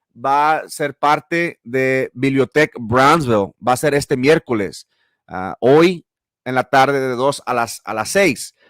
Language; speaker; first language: Spanish; early bilingual, heritage; Spanish